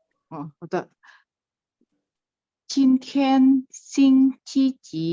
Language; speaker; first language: Chinese; non-native, learner; Indonesian